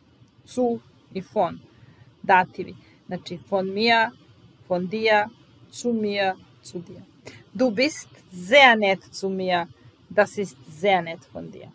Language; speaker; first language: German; non-native, fluent; Serbian